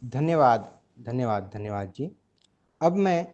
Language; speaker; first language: Hindi; non-native, local second language; Gujarati